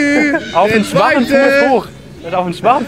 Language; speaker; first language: German; native; German